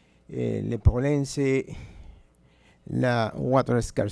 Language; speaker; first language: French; non-native, fluent; Spanish